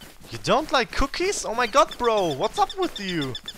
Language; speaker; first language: English; non-native, learner; German